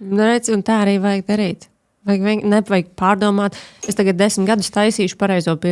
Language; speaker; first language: Latvian; native; Latvian